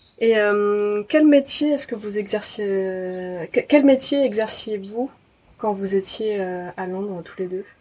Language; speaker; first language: French; native; French